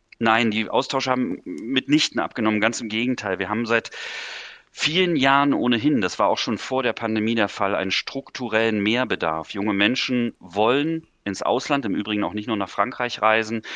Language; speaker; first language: German; native; German